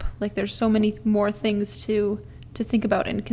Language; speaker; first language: English; native; English